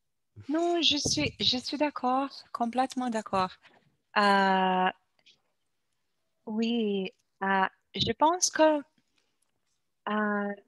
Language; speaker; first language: French; non-native, learner; Portuguese